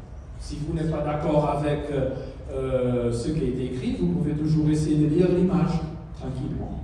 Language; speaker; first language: French; non-native, learner; Spanish